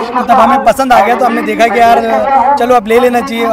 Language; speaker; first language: Hindi; native; Hindi